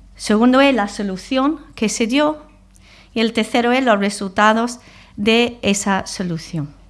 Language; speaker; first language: Spanish; non-native, fluent; English